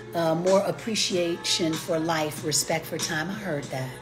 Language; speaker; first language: English; native; English